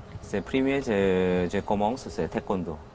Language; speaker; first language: French; non-native, learner; Korean